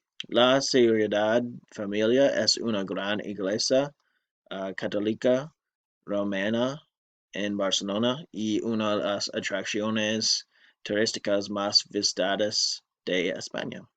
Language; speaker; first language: Spanish; non-native, learner; English